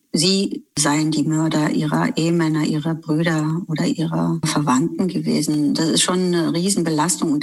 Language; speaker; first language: German; early bilingual, other home language; Turkish